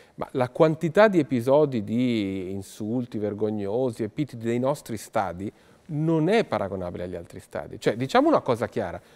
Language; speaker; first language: Italian; native; Italian